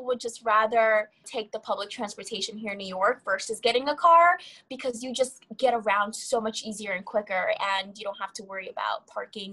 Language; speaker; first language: English; early bilingual, other home language; Kabuverdianu